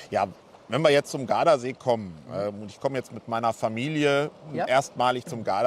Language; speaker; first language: German; native; German